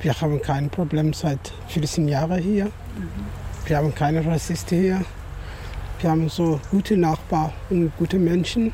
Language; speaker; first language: German; non-native, learner; Somali